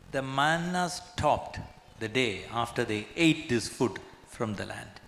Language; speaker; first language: English; non-native, local second language; Malayalam